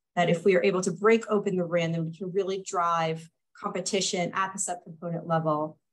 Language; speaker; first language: English; native; English